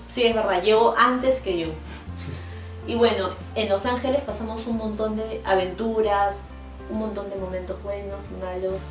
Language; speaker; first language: Spanish; native; Spanish